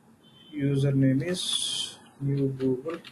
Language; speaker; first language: English; non-native, local second language; Telugu